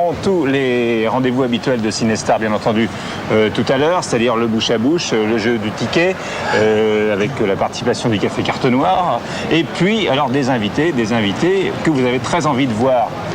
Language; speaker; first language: French; native; French